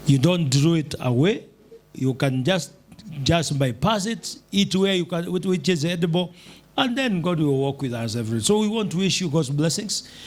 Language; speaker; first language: English; non-native, local second language; Swahili